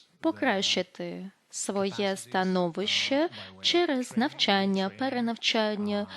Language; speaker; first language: Ukrainian; non-native, fluent; Lithuanian